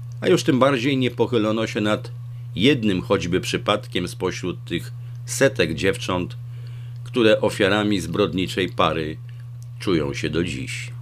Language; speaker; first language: Polish; native; Polish